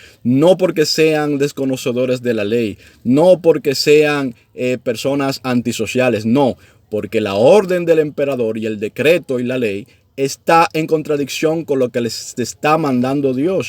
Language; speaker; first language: Spanish; native; Spanish